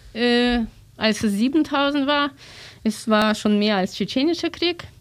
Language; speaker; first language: German; non-native, learner; Russian